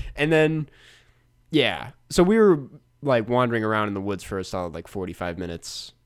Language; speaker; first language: English; native; English